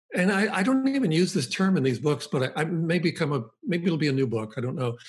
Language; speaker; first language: English; native; English